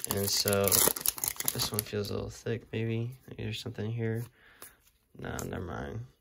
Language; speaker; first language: English; native; English